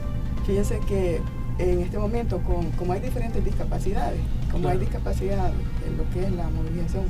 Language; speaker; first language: Spanish; native; Spanish